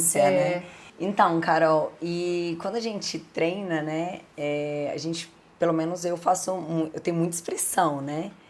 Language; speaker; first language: Portuguese; native; Portuguese